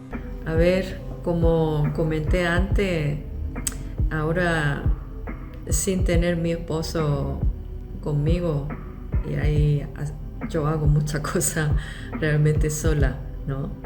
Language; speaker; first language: Spanish; non-native, local second language; Korean